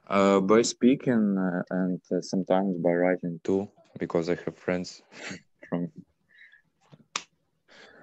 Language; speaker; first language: English; non-native, learner; Ukrainian